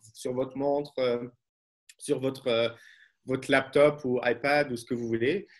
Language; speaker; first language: French; non-native, local second language; Arabic